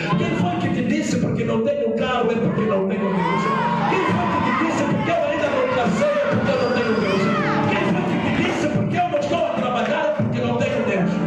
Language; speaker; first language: Portuguese; non-native, local second language; Tsonga